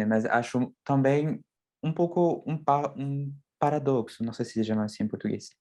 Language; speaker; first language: Portuguese; non-native, fluent; French